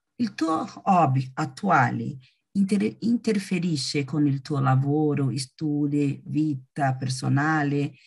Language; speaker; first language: Italian; non-native, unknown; Portuguese